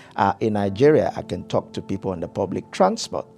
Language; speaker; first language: English; non-native, local second language; Yoruba